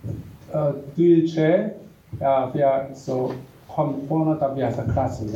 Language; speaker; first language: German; non-native, learner; Korean